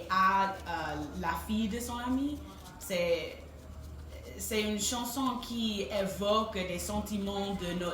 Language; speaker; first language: French; non-native, fluent; English